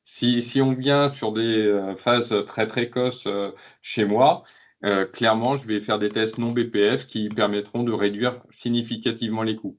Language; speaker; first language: French; native; French